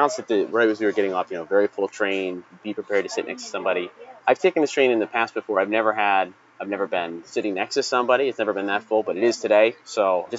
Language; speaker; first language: English; native; English